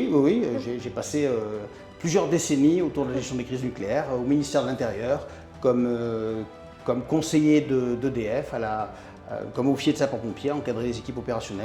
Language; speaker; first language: French; native; French